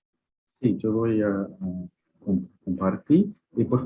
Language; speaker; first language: Spanish; non-native, fluent; Portuguese